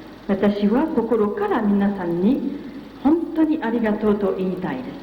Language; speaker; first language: Japanese; non-native, fluent; French